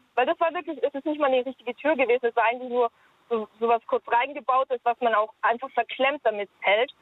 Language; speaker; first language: German; native; German